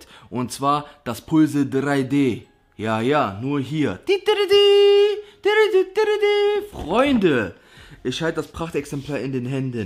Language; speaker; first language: German; native; German